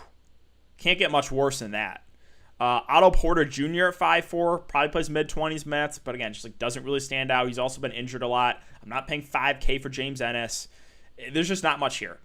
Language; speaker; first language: English; native; English